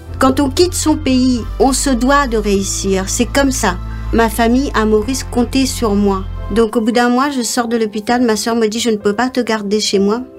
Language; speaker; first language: French; non-native, local second language; Morisyen